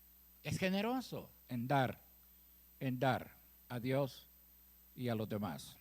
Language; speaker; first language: Spanish; native; Spanish